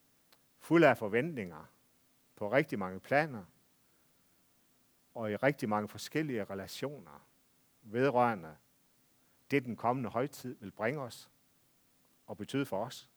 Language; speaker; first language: Danish; native; Danish